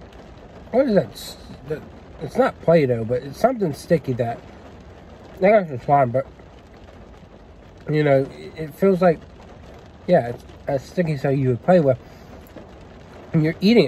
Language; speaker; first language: English; native; English